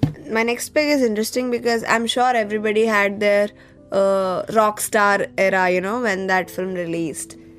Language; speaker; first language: English; non-native, local second language; Telugu